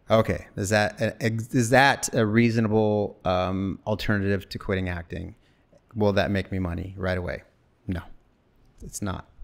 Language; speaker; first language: English; native; English